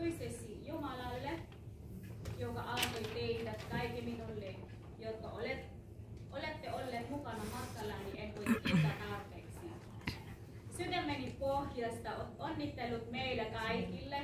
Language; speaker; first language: Finnish; non-native, learner; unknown